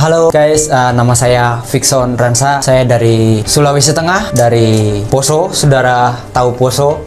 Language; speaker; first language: Indonesian; non-native, local second language; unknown